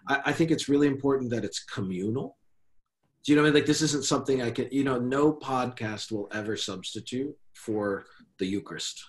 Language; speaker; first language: English; native; English